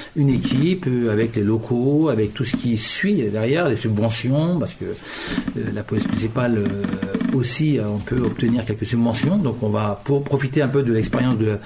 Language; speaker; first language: French; early bilingual, other home language; Turkish